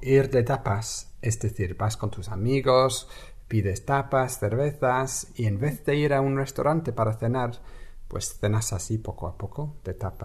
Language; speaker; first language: Spanish; non-native, fluent; English